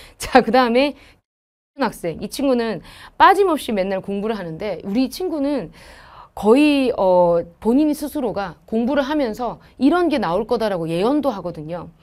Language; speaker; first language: Korean; native; Korean